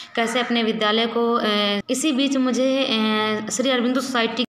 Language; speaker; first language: Hindi; native; Hindi